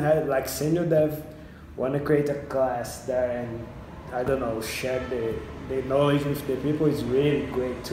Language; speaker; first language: English; non-native, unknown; Portuguese